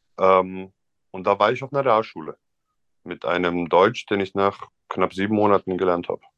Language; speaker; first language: German; non-native, fluent; Serbian